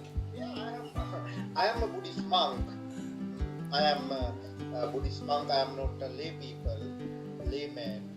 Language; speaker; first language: English; non-native, learner; Sinhala